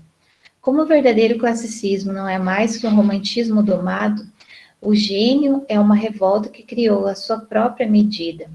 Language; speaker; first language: Portuguese; native; Portuguese